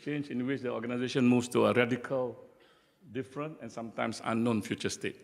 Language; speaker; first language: English; non-native, local second language; Malay